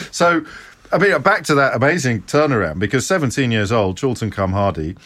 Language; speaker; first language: English; native; English